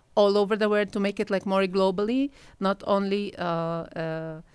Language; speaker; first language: English; non-native, fluent; Arabic